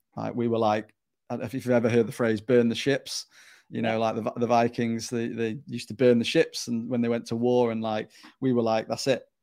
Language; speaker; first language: English; native; English